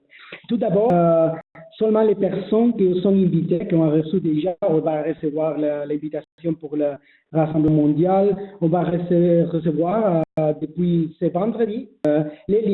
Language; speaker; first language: French; non-native, learner; Spanish